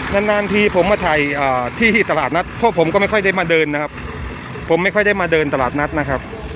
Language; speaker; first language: Thai; native; Thai